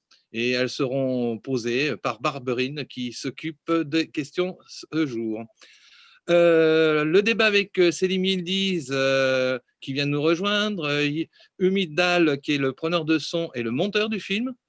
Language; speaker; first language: French; native; French